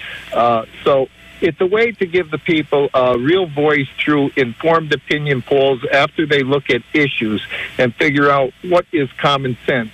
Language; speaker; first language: English; native; English